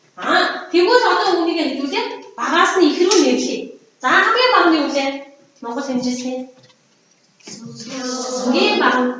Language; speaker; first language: Mongolian; native; Mongolian